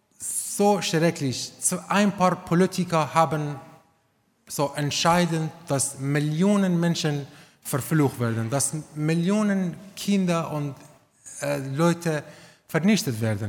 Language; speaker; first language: German; non-native, learner; Romanian